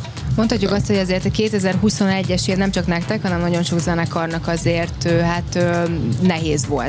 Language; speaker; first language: Hungarian; native; Hungarian